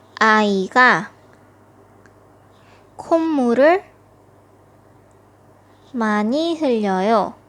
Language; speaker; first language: Korean; non-native, fluent; Thai